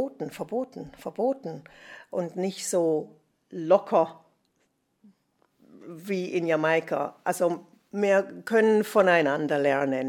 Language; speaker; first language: German; non-native, fluent; English